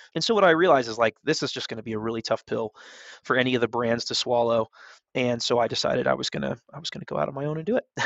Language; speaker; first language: English; native; English